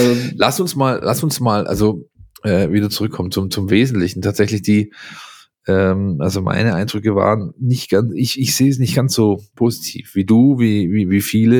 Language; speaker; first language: German; native; German